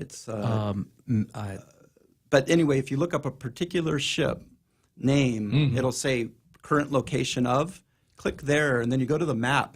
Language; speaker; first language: English; native; English